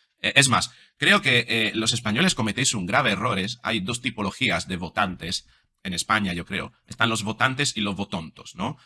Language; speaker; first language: Spanish; non-native, fluent; Italian